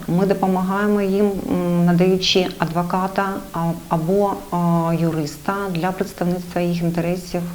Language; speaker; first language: Ukrainian; native; Ukrainian